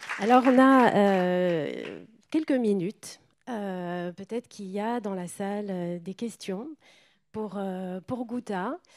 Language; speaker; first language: French; native; French